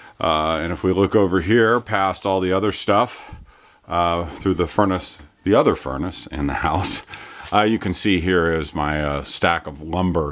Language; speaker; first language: English; native; English